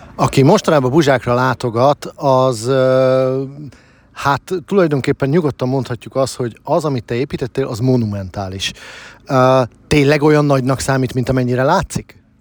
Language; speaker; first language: Hungarian; native; Hungarian